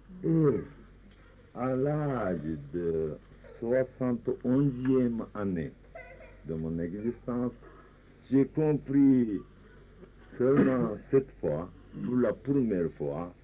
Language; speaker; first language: French; non-native, fluent; Japanese